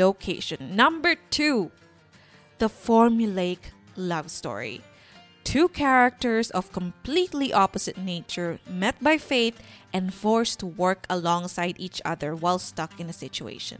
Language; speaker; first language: English; non-native, local second language; Bikol